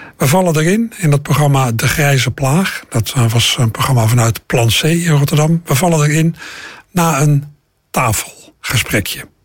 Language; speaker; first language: Dutch; native; Dutch